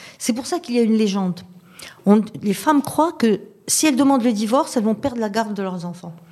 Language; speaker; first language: French; non-native, local second language; Arabic